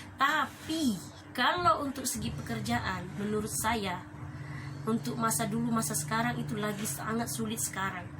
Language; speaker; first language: Indonesian; native; Indonesian